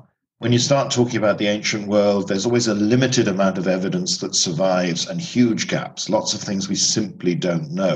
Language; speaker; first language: English; native; English